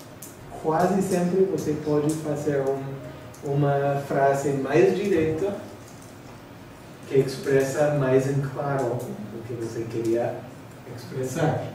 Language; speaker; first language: Portuguese; non-native, fluent; English